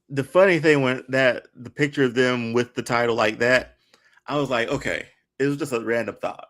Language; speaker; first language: English; native; English